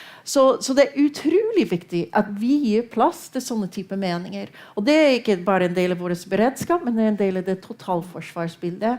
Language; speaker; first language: Norwegian; non-native, fluent; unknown